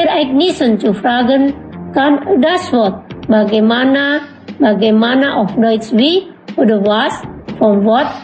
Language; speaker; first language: German; non-native, fluent; Indonesian